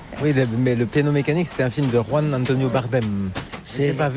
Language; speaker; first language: French; native; French